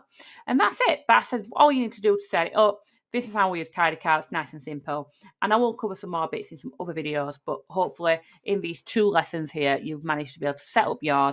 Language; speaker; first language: English; native; English